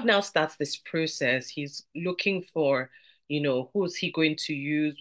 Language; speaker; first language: English; non-native, local second language; Yoruba